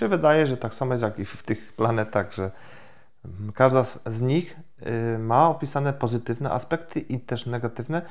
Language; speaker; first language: Polish; native; Polish